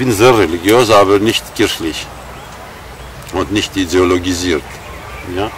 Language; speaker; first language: German; non-native, fluent; Armenian